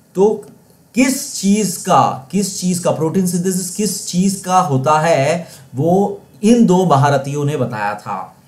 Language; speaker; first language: Hindi; non-native, local second language; Marathi